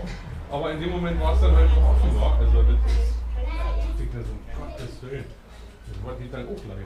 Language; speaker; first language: German; native; German